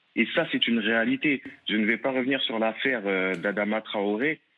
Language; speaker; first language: French; native; French